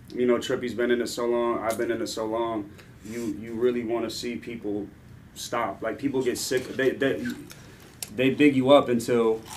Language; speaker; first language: English; native; English